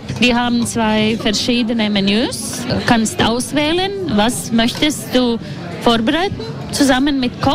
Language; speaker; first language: German; non-native, fluent; Latvian